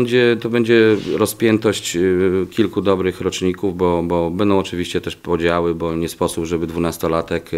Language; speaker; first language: Polish; native; Polish